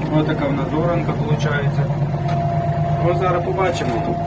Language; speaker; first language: Ukrainian; native; Ukrainian